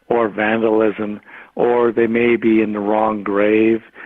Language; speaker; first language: English; native; English